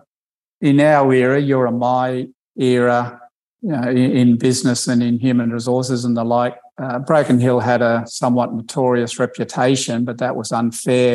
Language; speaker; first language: English; native; English